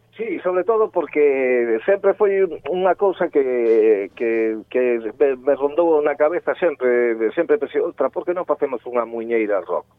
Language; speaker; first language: Galician; native; Galician